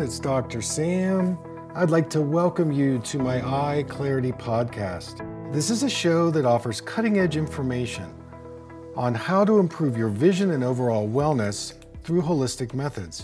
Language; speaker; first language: English; native; English